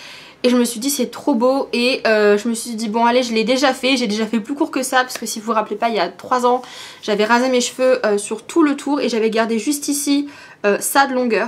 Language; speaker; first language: French; native; French